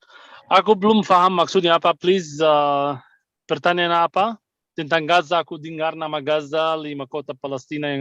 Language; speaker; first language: Indonesian; non-native, fluent; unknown